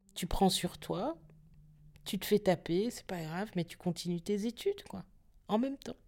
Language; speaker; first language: French; native; French